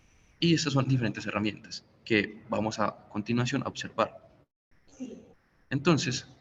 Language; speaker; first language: Spanish; native; Spanish